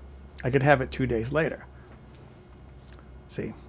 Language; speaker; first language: English; native; English